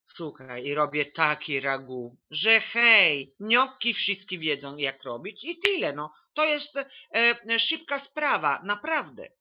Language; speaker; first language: Polish; non-native, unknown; Italian